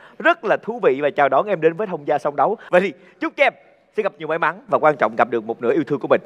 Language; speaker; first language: Vietnamese; native; Vietnamese